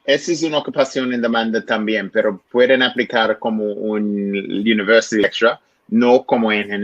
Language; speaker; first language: Spanish; non-native, learner; English